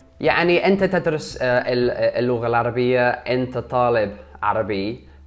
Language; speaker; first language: Arabic; non-native, fluent; English